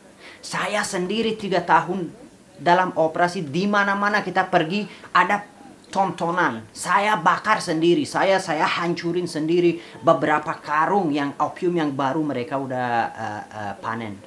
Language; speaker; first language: Indonesian; non-native, fluent; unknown